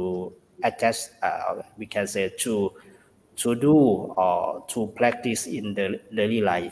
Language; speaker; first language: English; non-native, learner; Thai